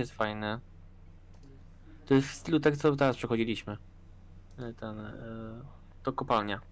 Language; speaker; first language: Polish; native; Polish